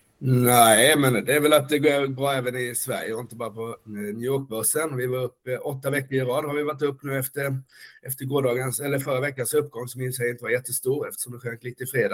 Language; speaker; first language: Swedish; native; Swedish